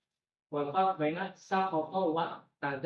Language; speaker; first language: Arabic; non-native, fluent; Malay